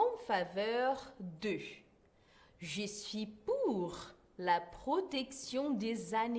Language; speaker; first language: French; non-native, fluent; Portuguese